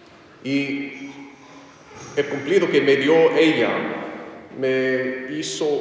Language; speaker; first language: Spanish; non-native, fluent; English